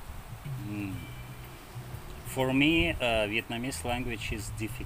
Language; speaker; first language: English; non-native, learner; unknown